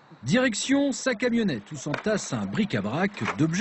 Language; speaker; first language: French; native; French